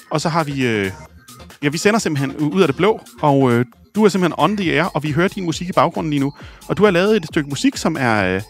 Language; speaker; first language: Danish; native; Danish